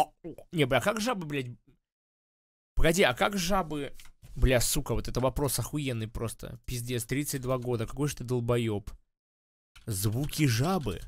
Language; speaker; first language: Russian; native; Russian